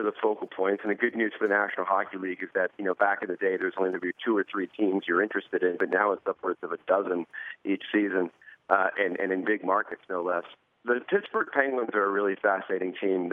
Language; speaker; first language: English; native; English